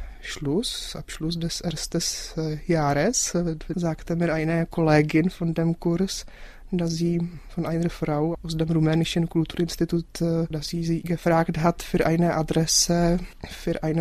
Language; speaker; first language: German; non-native, fluent; Czech